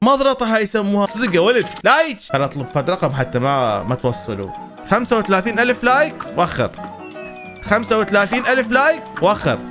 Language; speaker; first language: Arabic; native; Arabic